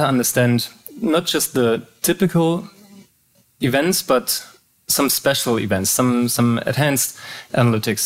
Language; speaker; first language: English; non-native, fluent; German